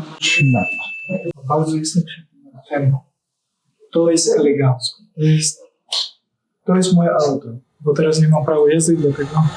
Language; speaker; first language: Polish; non-native, learner; Russian